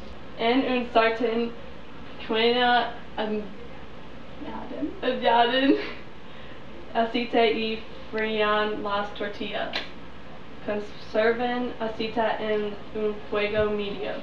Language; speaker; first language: Spanish; non-native, learner; English